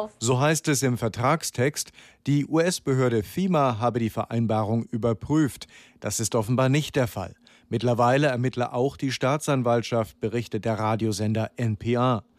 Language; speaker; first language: German; native; German